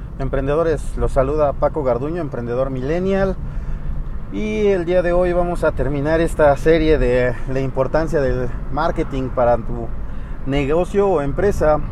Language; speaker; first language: Spanish; native; Spanish